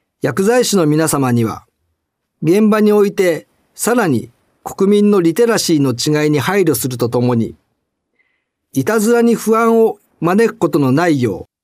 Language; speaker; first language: Japanese; native; Japanese